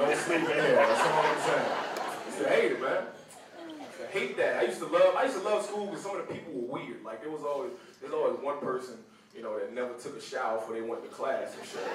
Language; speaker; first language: English; native; English